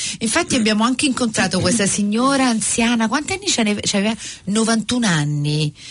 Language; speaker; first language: Italian; native; Italian